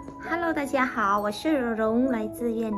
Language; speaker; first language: Chinese; non-native, learner; Vietnamese